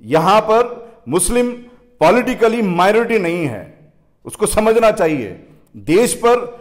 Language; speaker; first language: Hindi; native; Hindi